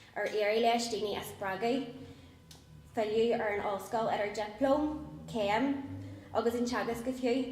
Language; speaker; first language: Irish; non-native, local second language; English